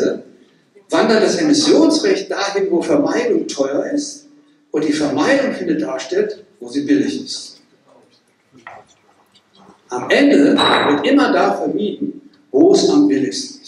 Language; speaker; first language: German; native; German